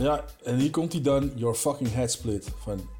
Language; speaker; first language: Dutch; native; Dutch